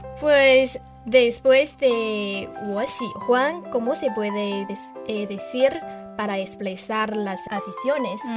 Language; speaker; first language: Spanish; non-native, fluent; Chinese